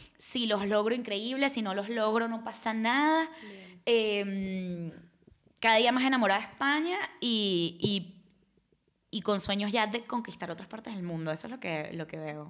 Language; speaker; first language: Spanish; native; Spanish